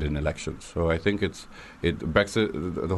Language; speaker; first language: English; non-native, local second language; Urdu